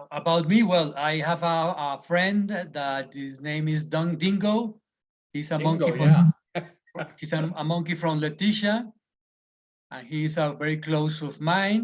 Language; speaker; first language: English; non-native, learner; Spanish